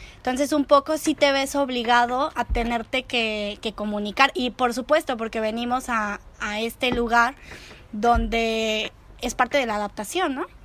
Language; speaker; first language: Spanish; native; Spanish